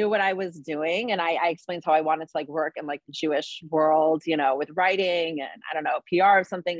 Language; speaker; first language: English; native; English